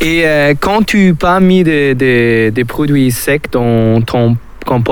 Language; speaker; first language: French; non-native, learner; German